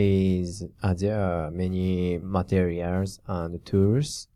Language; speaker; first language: English; non-native, learner; Japanese